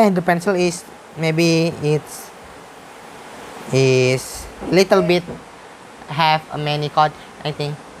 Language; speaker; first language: English; non-native, learner; Indonesian